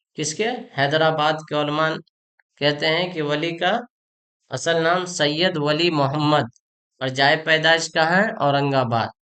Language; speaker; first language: Urdu; native; Urdu